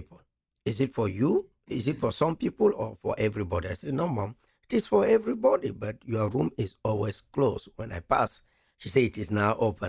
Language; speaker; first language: English; non-native, local second language; French